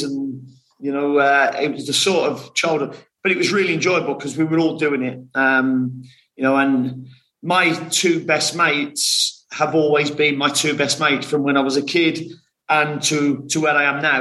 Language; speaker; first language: English; native; English